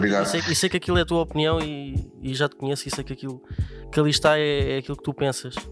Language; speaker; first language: Portuguese; native; Portuguese